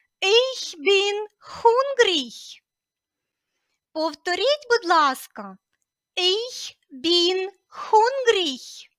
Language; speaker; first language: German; non-native, fluent; Ukrainian